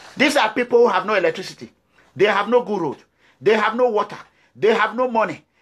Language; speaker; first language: English; non-native, local second language; Bini